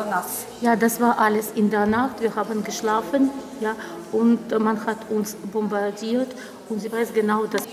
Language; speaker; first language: German; non-native, fluent; Russian